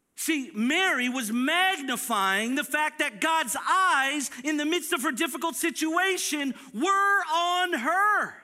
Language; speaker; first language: English; early bilingual, other home language; Filipino